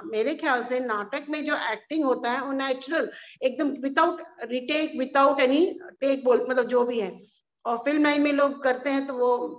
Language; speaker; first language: Hindi; native; Hindi